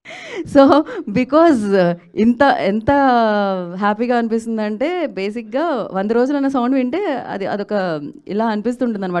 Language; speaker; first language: Telugu; native; Telugu